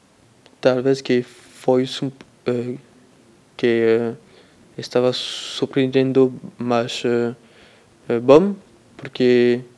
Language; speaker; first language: Portuguese; non-native, learner; French